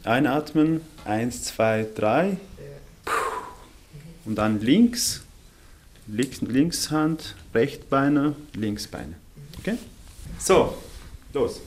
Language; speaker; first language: German; non-native, fluent; Arabic